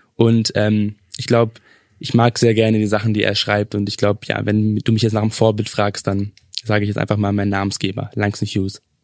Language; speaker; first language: German; early bilingual, other home language; English